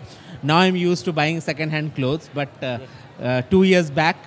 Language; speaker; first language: English; non-native, local second language; Bangla